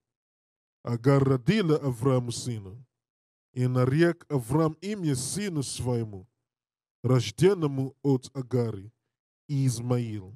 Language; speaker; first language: Russian; non-native, learner; English